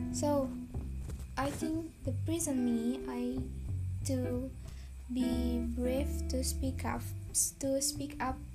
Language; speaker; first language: English; non-native, learner; Indonesian